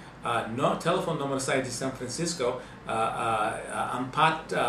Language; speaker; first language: Indonesian; non-native, learner; English